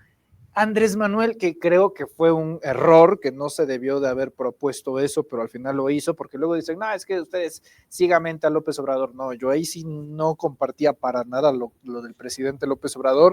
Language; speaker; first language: Spanish; native; Spanish